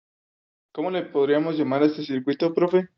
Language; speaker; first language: Spanish; native; Spanish